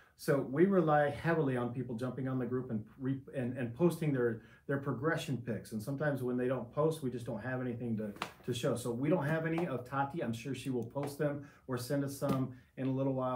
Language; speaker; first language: English; native; English